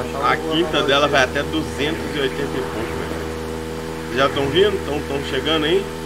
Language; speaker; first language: Portuguese; native; Portuguese